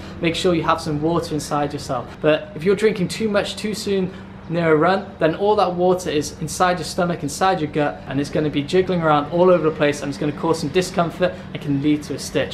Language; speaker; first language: English; native; English